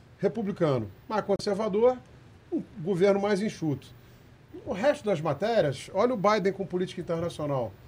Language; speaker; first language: Portuguese; native; Portuguese